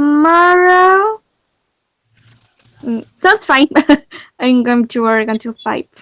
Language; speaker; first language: English; non-native, learner; Spanish